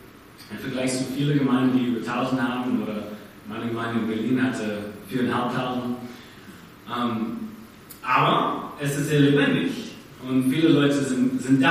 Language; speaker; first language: German; non-native, fluent; English